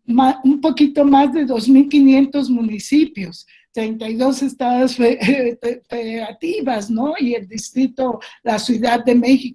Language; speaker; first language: Spanish; native; Spanish